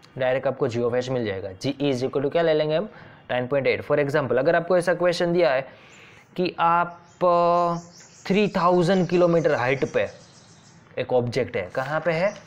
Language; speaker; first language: Hindi; non-native, local second language; Gujarati